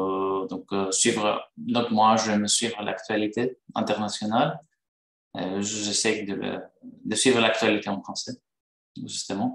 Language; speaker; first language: French; non-native, fluent; Greek